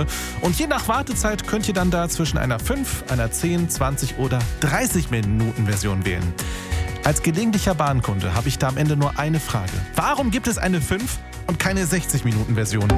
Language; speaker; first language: German; native; German